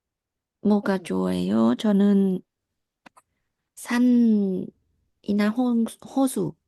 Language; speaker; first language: Korean; non-native, learner; Thai